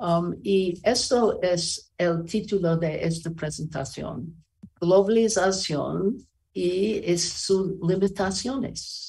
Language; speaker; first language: Spanish; non-native, learner; English